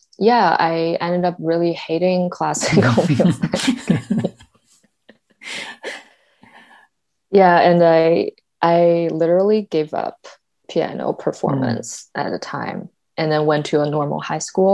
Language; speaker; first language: English; non-native, fluent; Chinese